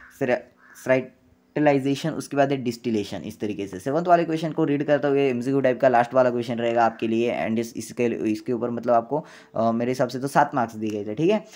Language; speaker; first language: Hindi; non-native, local second language; Marathi